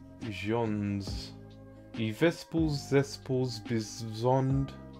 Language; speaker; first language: Polish; non-native, learner; English